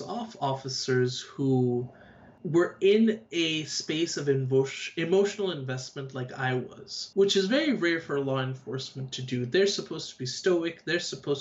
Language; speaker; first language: English; native; English